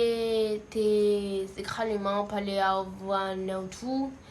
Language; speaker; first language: French; non-native, learner; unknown